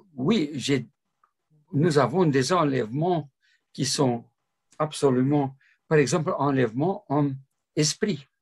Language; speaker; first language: French; non-native, fluent; Romanian